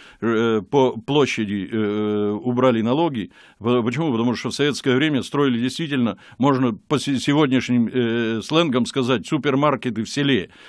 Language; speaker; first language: Russian; native; Russian